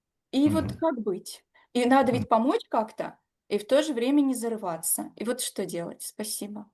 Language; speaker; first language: Russian; native; Russian